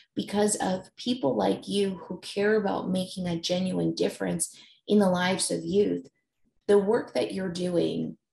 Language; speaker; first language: English; native; English